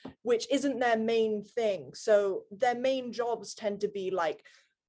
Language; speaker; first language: English; native; English